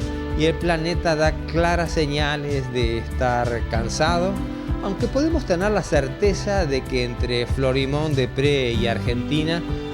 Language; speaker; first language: Spanish; native; Spanish